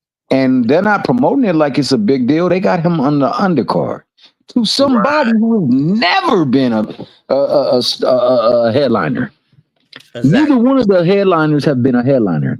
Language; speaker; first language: English; native; English